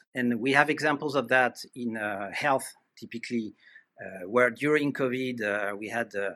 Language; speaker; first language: English; non-native, fluent; French